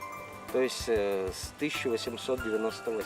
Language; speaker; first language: Russian; native; Russian